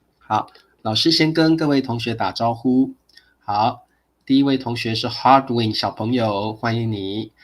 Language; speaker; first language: Chinese; native; Chinese